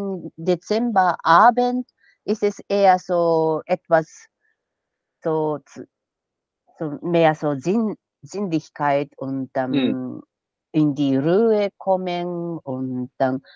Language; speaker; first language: German; non-native, fluent; Japanese